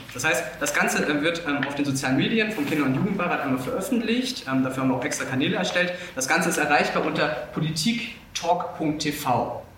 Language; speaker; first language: German; native; German